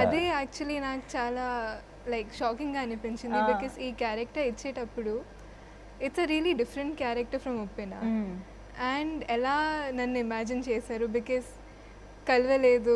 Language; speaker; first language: Telugu; non-native, fluent; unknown